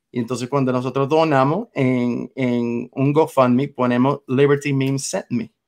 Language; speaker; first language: Spanish; non-native, fluent; English